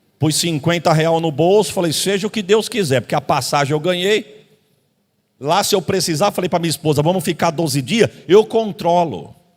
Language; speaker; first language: Portuguese; native; Portuguese